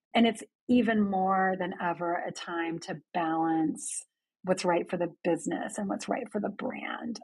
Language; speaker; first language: English; early bilingual, other home language; Greek